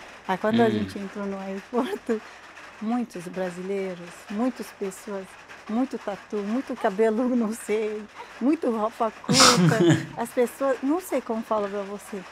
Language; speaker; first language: Portuguese; non-native, learner; Arabic